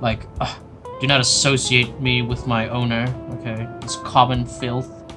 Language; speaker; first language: English; native; English